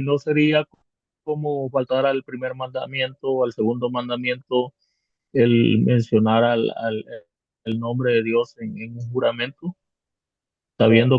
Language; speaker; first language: Spanish; native; Spanish